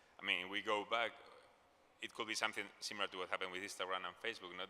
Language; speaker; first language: English; non-native, fluent; Spanish